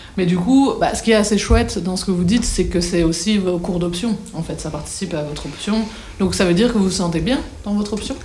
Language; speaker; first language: French; native; French